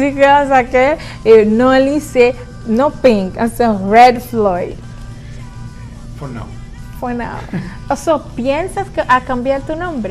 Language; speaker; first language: Spanish; non-native, learner; Haitian Creole